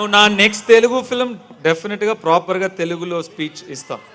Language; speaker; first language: Telugu; non-native, learner; Tamil